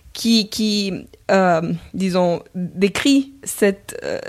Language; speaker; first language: French; non-native, fluent; Romanian